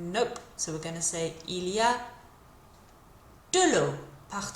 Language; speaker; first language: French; non-native, fluent; English